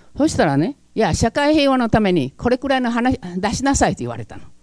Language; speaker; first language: Japanese; early bilingual, other home language; Chinese